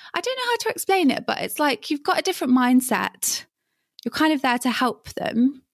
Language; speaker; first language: English; native; English